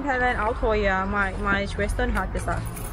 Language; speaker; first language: German; non-native, learner; Thai